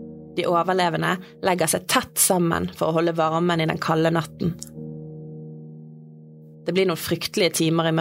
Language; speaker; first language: Norwegian; native; Norwegian